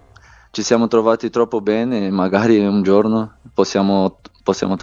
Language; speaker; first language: Italian; non-native, fluent; Portuguese